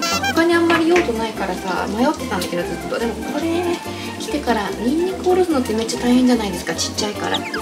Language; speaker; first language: Japanese; native; Japanese